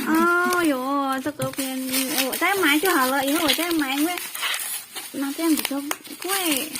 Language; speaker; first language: Chinese; non-native, fluent; Indonesian